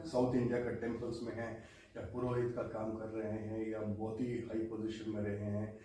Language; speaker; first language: Hindi; non-native, local second language; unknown